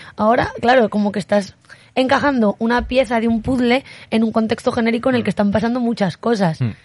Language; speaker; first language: Spanish; native; Spanish